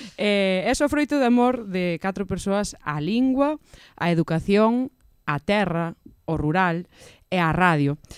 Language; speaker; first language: Galician; native; Galician